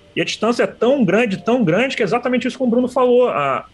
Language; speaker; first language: Portuguese; native; Portuguese